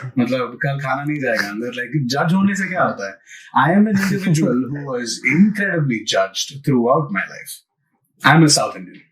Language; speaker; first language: Hindi; non-native, local second language; Malayalam